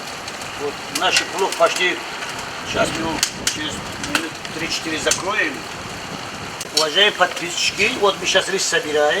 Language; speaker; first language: Russian; non-native, local second language; Tajik